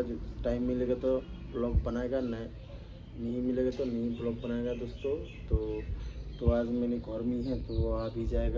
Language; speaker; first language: Hindi; non-native, local second language; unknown